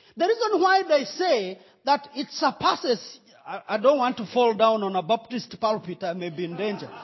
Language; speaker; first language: English; non-native, local second language; Kinyarwanda